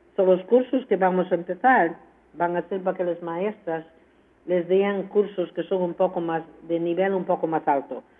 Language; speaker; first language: Spanish; early bilingual, heritage; Spanish